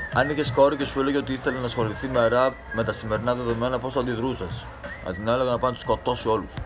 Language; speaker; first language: Greek; early bilingual, other home language; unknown